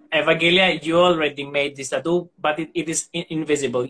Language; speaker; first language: English; non-native, fluent; Greek